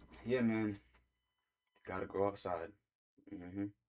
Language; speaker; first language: English; native; English